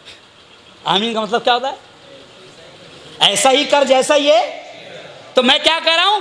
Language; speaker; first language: Urdu; native; Urdu